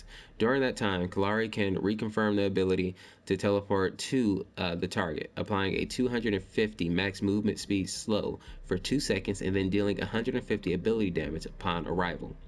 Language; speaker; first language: English; native; English